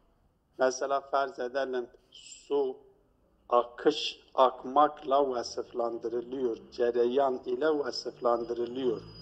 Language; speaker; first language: Turkish; native; Turkish